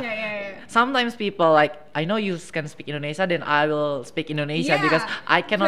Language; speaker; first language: English; non-native, fluent; Indonesian